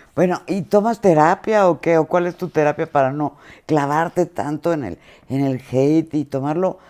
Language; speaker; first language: Spanish; native; Spanish